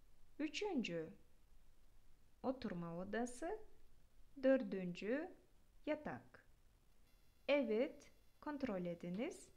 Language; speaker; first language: Turkish; non-native, fluent; Kyrgyz